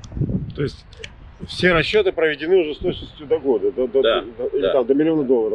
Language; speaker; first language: Russian; native; Russian